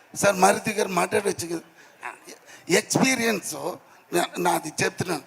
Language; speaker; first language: Telugu; non-native, learner; Tamil